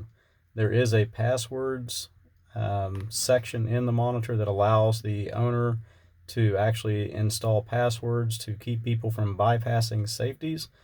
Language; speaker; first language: English; native; English